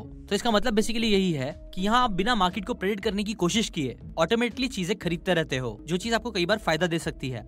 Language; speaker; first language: Hindi; native; Hindi